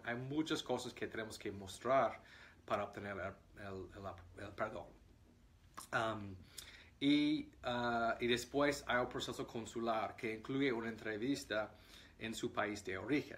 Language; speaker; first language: Spanish; non-native, fluent; English